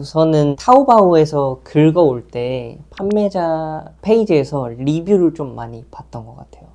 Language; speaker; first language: Korean; native; Korean